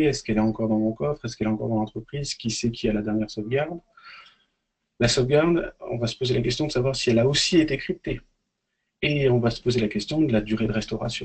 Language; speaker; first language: French; native; French